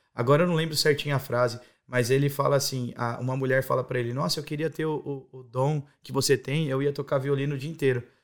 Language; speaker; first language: Portuguese; native; Portuguese